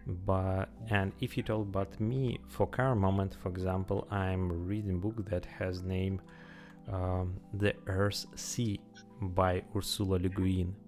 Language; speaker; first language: English; non-native, learner; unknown